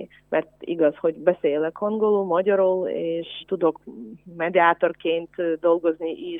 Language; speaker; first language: Hungarian; non-native, fluent; Ukrainian